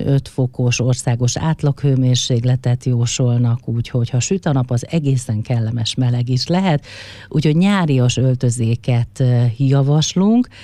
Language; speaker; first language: Hungarian; native; Hungarian